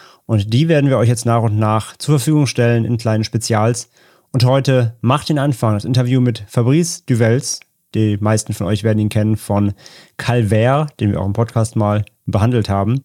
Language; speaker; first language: German; native; German